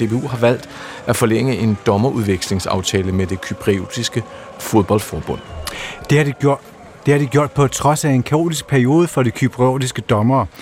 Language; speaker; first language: Danish; native; Danish